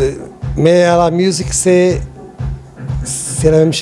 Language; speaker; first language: French; non-native, learner; Portuguese